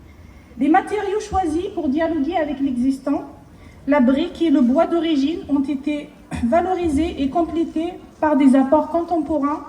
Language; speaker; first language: French; native; French